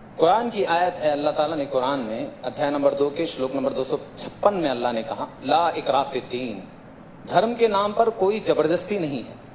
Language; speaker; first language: Hindi; native; Hindi